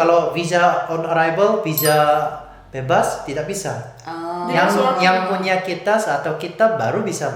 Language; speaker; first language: Indonesian; non-native, fluent; Korean